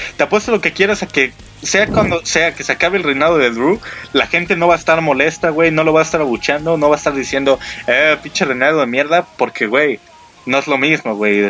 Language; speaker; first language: Spanish; native; Spanish